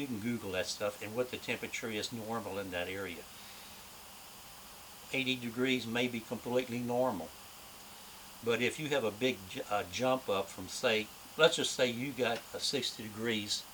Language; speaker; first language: English; native; English